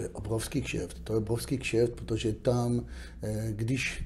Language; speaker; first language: Czech; non-native, fluent; Hebrew